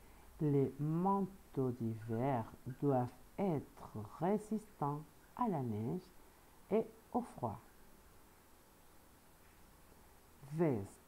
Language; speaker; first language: French; non-native, fluent; Spanish